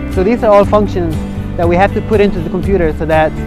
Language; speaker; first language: English; non-native, fluent; Arabic